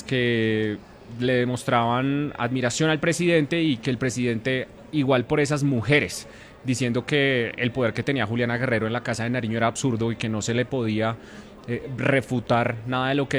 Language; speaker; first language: Spanish; native; Spanish